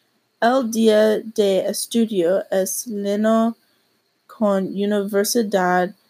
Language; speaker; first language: Spanish; non-native, learner; English